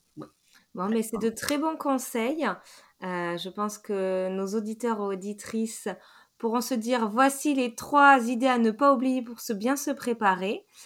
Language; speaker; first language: French; native; French